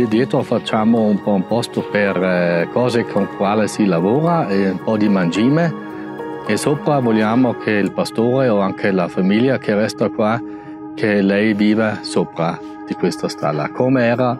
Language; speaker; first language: Italian; non-native, local second language; German